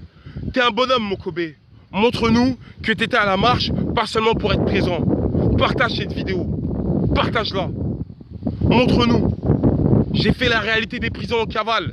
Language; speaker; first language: French; native; French